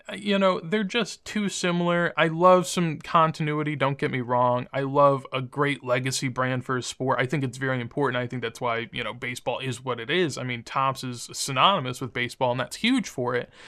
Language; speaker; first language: English; native; English